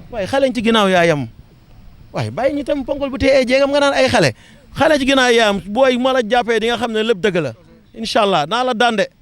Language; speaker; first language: Wolof; non-native, local second language; Serer